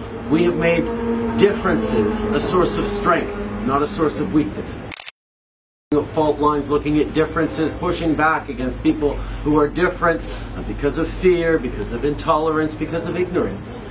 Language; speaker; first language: English; native; English